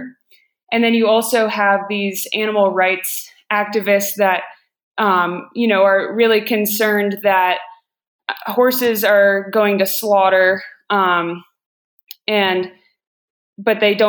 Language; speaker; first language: English; native; English